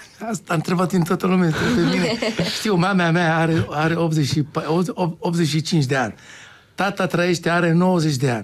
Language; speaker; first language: Romanian; non-native, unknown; Hebrew